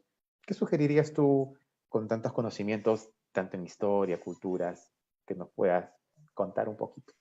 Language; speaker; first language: Spanish; native; Spanish